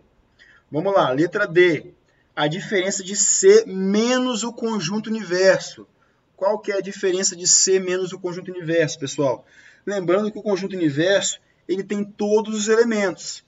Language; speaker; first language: Portuguese; native; Portuguese